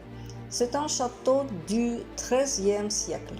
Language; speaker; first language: French; non-native, fluent; Russian